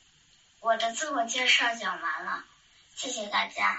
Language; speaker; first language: Chinese; early bilingual, other home language; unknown